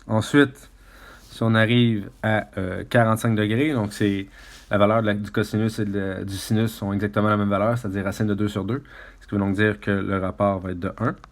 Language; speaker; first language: French; native; French